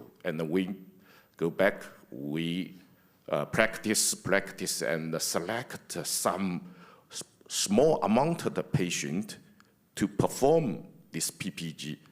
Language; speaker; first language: English; non-native, fluent; Chinese